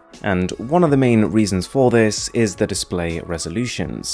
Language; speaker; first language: English; native; English